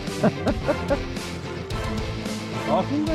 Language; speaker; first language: Czech; native; Czech